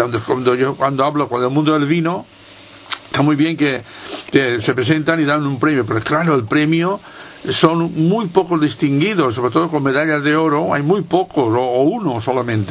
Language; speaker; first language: Spanish; non-native, local second language; Catalan